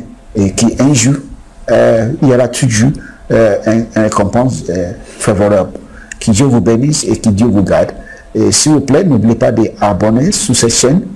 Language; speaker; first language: French; non-native, fluent; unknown